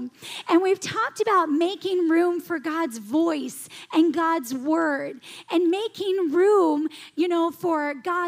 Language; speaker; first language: English; native; English